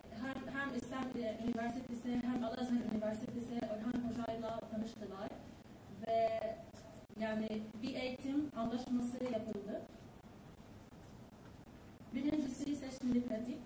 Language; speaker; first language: Turkish; non-native, learner; Arabic